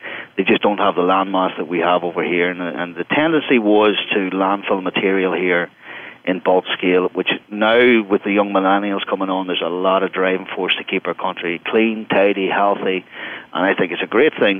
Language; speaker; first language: English; native; English